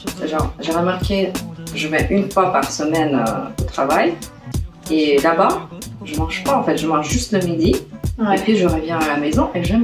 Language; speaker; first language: French; non-native, fluent; Russian